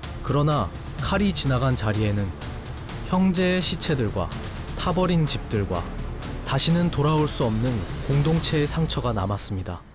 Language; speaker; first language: Korean; native; Korean